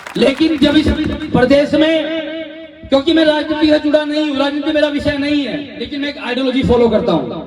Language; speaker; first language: Hindi; native; Hindi